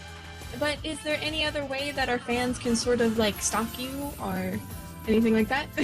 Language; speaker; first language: English; native; English